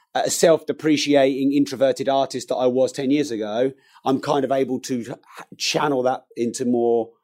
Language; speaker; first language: English; native; English